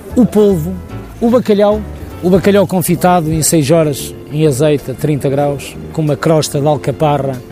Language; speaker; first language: Portuguese; native; Portuguese